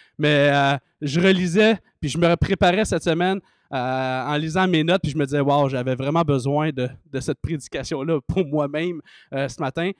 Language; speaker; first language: French; native; French